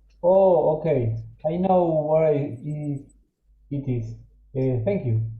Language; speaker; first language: English; non-native, learner; Spanish